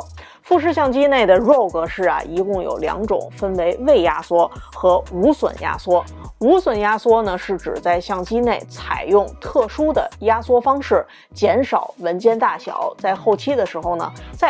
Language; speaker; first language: Chinese; native; Chinese